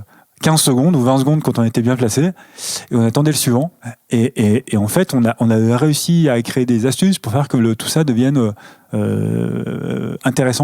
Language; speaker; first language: French; native; French